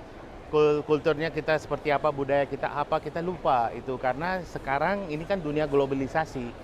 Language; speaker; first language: Indonesian; non-native, fluent; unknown